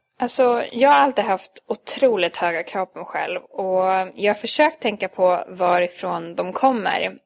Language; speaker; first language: Swedish; early bilingual, other home language; Hungarian